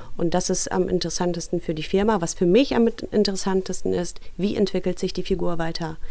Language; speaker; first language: German; early bilingual, other home language; Russian